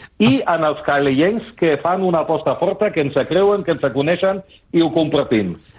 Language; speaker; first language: Catalan; early bilingual, other home language; German